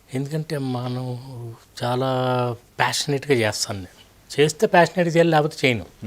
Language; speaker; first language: Telugu; native; Telugu